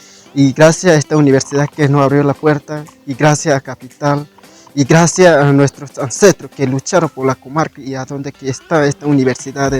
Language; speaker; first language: Spanish; non-native, local second language; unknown